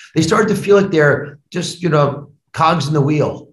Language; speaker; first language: English; native; English